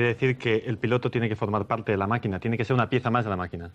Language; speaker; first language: Spanish; native; Spanish